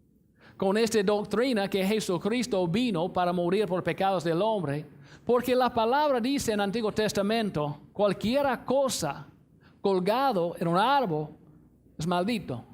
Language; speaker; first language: Spanish; non-native, fluent; English